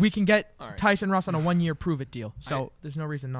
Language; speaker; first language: English; native; English